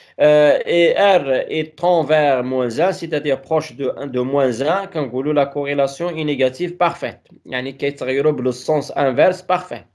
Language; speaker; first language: French; non-native, local second language; Arabic